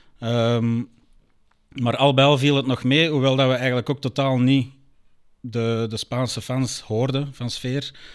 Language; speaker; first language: Dutch; native; Dutch